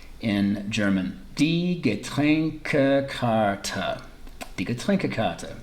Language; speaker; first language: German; early bilingual, heritage; English